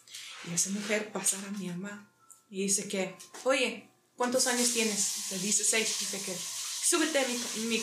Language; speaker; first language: Spanish; early bilingual, heritage; English